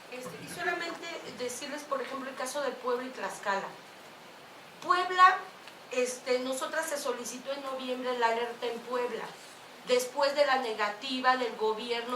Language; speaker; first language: Spanish; native; Spanish